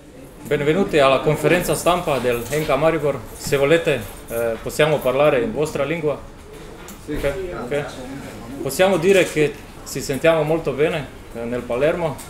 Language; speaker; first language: Italian; non-native, fluent; Slovenian